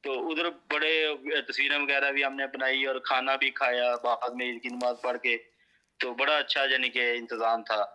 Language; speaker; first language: Urdu; non-native, local second language; Punjabi